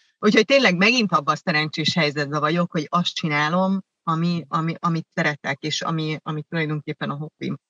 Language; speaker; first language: Hungarian; early bilingual, other home language; German